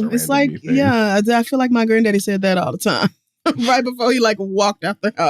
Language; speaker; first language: English; native; English